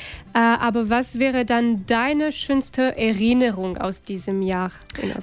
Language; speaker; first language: German; non-native, fluent; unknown